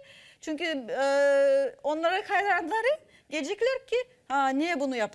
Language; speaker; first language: Turkish; non-native, fluent; Russian